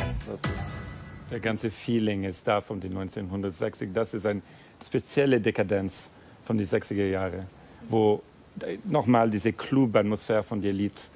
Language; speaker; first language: German; non-native, learner; Italian